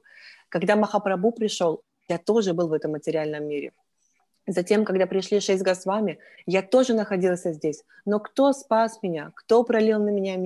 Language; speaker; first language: Russian; native; Russian